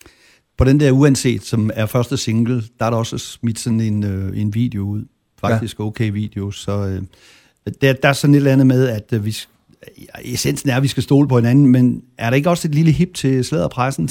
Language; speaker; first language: Danish; native; Danish